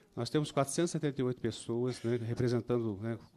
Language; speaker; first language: Portuguese; native; Portuguese